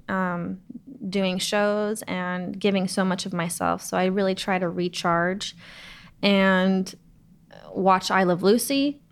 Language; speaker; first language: English; native; English